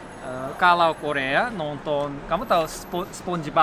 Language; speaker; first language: Indonesian; non-native, learner; Korean